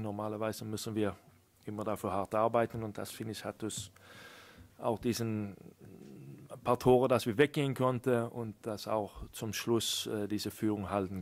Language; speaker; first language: German; non-native, fluent; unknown